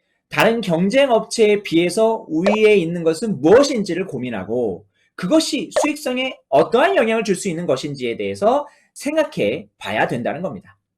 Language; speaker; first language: Korean; native; Korean